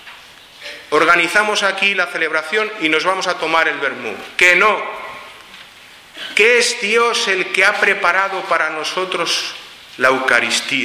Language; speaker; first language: Spanish; native; Spanish